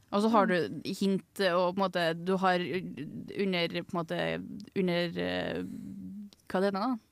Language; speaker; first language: Norwegian; native; Norwegian